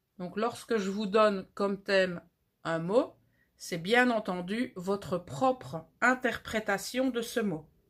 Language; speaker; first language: French; native; French